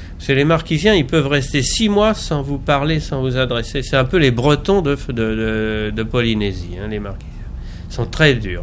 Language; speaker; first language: French; native; French